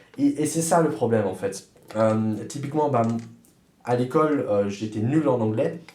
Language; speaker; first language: French; early bilingual, other home language; German